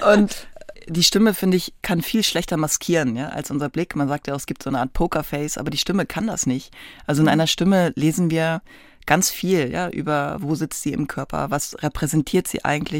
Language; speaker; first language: German; native; German